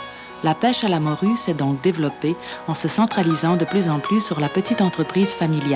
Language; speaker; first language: French; native; French